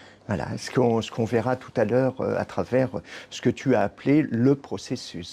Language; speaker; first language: French; native; French